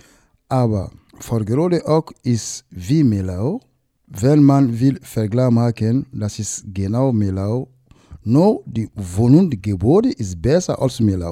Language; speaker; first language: German; non-native, learner; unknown